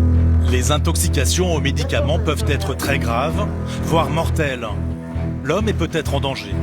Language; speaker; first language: French; native; French